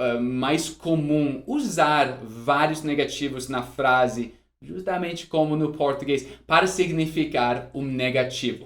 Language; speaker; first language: Portuguese; non-native, fluent; English